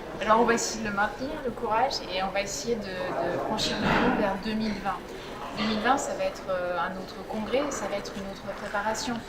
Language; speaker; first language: French; native; French